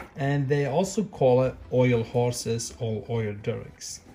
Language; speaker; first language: English; non-native, learner; Arabic